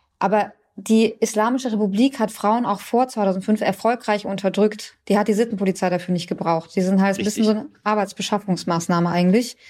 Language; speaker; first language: German; early bilingual, other home language; Persian